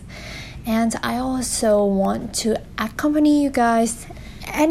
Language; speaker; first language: English; non-native, fluent; Thai